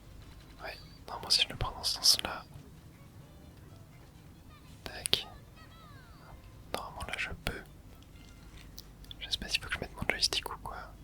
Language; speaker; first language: French; native; French